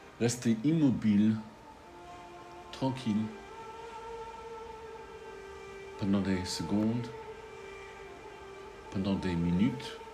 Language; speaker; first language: French; non-native, fluent; English